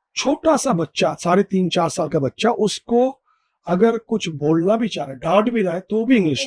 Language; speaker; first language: Hindi; non-native, local second language; Bangla